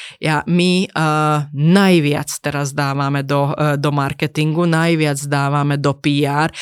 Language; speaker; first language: Slovak; non-native, local second language; Hungarian